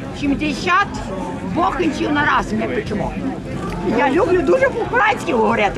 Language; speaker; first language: Ukrainian; early bilingual, heritage; Ukrainian